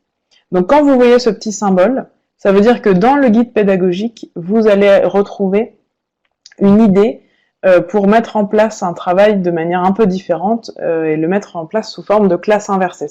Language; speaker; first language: French; native; French